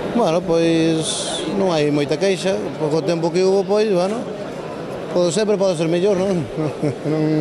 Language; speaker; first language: Galician; native; Galician